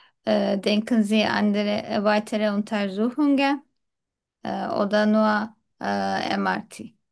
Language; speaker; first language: German; non-native, learner; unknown